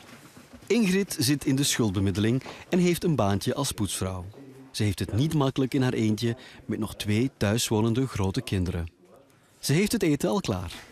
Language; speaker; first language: Dutch; native; Dutch